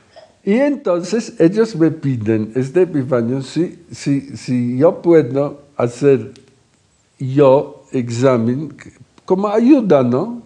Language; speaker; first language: Spanish; non-native, fluent; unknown